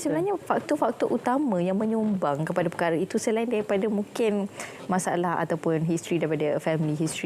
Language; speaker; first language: Malay; native; Malay